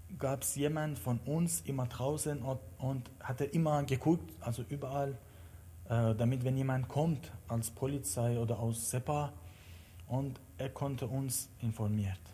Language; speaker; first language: German; non-native, learner; Persian